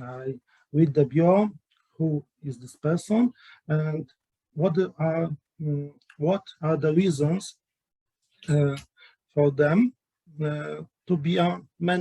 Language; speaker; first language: English; non-native, learner; Polish